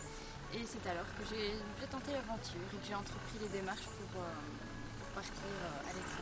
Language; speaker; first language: French; native; French